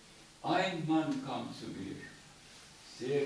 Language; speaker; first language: German; non-native, learner; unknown